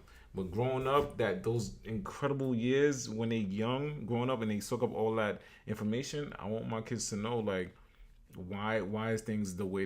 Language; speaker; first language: English; native; English